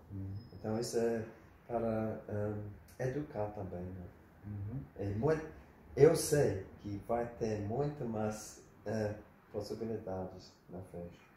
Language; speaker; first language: Portuguese; non-native, learner; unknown